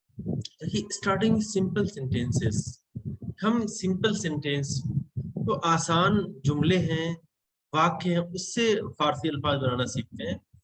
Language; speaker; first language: Hindi; native; Hindi